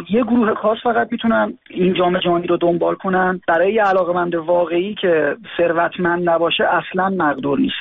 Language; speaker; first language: Persian; native; Persian